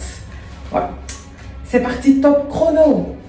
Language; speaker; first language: French; native; French